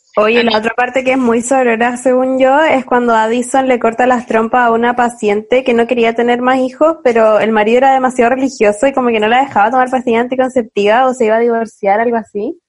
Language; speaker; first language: Spanish; native; Spanish